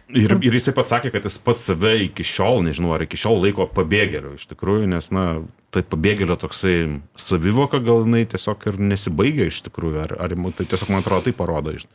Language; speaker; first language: Lithuanian; native; Lithuanian